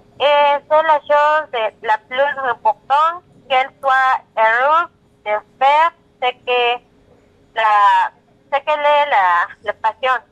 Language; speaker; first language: French; non-native, learner; Spanish